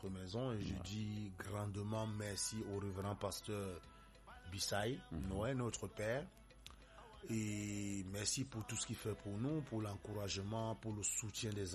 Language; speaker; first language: French; non-native, local second language; Basaa